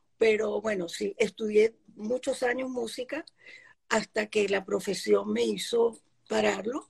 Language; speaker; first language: Spanish; early bilingual, other home language; Polish